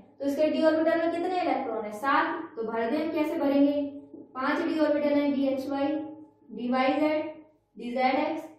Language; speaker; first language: Hindi; native; Hindi